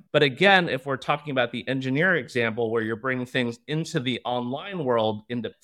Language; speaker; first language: English; early bilingual, other home language; Chinese